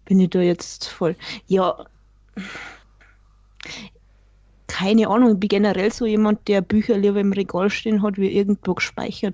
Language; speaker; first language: German; native; German